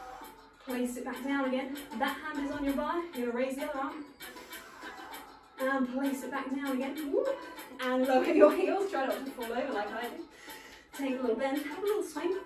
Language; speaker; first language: English; native; English